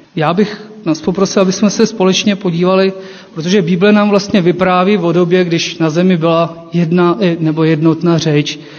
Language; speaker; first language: Czech; non-native, fluent; Ukrainian